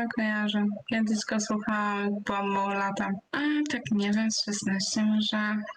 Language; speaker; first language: Polish; native; Polish